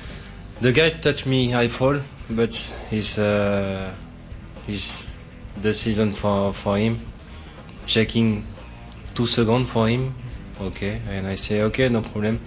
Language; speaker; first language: English; non-native, learner; French